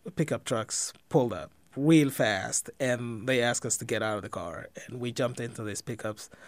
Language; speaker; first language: English; non-native, fluent; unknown